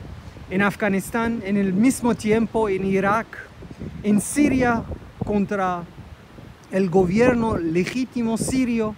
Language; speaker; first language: Spanish; non-native, fluent; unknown